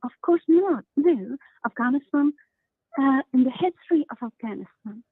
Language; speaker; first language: English; non-native, learner; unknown